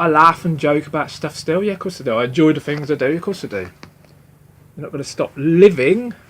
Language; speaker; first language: English; native; English